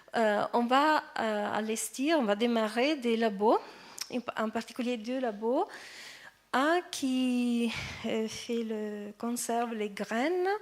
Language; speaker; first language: French; non-native, fluent; Italian